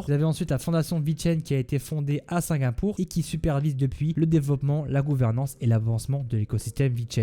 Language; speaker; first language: French; native; French